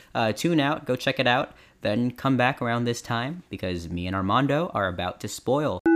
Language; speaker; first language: English; early bilingual, other home language; Filipino